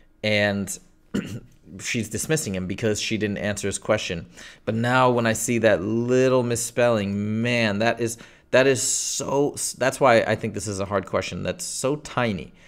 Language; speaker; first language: English; native; English